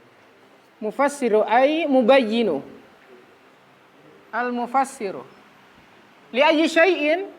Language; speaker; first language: Arabic; non-native, fluent; Indonesian